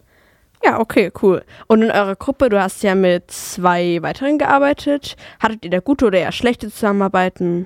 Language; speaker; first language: German; native; German